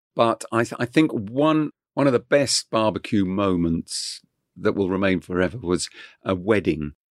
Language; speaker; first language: English; non-native, local second language; French